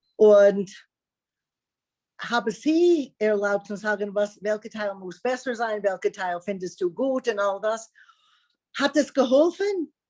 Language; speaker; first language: German; non-native, learner; English